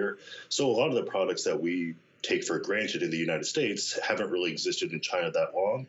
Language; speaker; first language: English; native; English